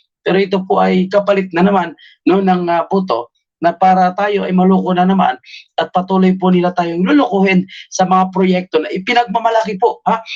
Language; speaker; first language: Filipino; native; Filipino